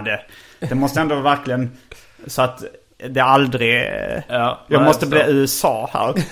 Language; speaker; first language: Swedish; native; Swedish